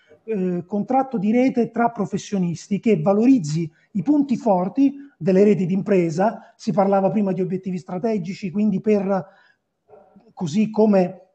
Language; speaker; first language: Italian; native; Italian